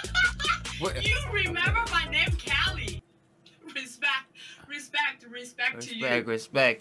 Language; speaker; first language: English; non-native, learner; Chinese